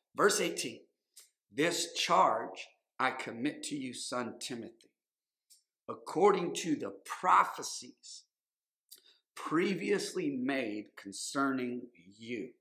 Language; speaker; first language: English; native; English